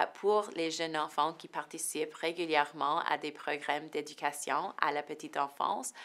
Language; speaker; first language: French; non-native, local second language; English